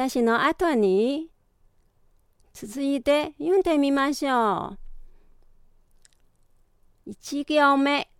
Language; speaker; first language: Japanese; non-native, fluent; Chinese